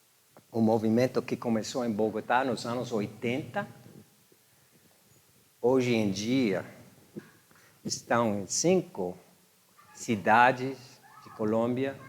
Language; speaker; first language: Portuguese; non-native, fluent; English